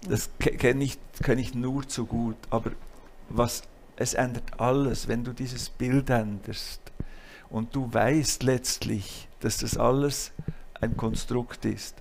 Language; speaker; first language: German; native; German